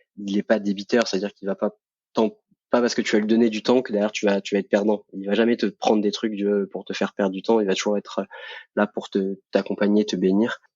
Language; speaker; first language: French; native; French